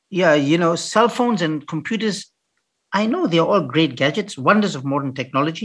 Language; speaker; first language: English; native; English